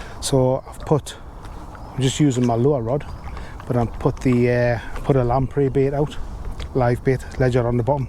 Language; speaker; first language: English; native; English